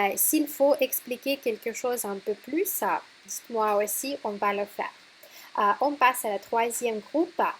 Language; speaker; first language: French; non-native, fluent; Russian